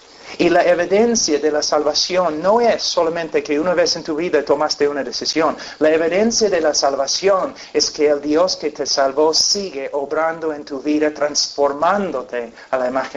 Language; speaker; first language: Spanish; non-native, fluent; English